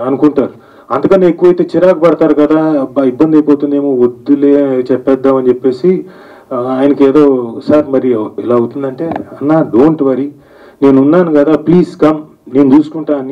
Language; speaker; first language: Telugu; native; Telugu